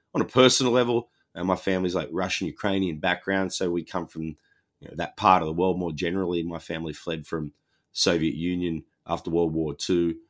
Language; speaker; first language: English; native; English